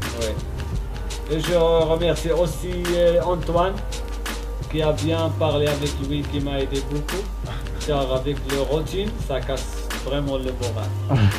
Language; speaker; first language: French; non-native, local second language; Arabic